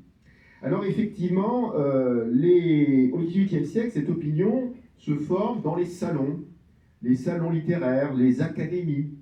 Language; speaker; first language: French; native; French